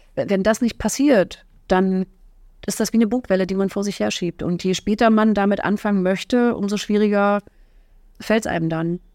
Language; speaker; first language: German; native; German